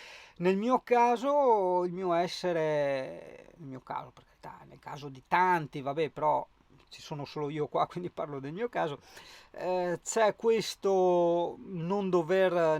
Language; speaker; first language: Italian; native; Italian